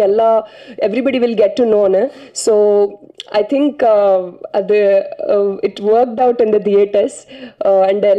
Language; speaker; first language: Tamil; non-native, fluent; Telugu